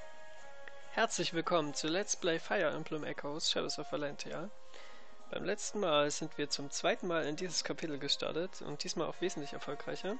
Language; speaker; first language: German; native; German